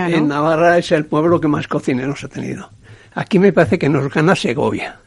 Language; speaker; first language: Spanish; native; Spanish